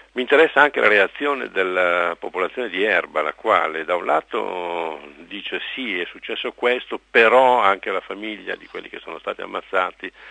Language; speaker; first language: Italian; native; Italian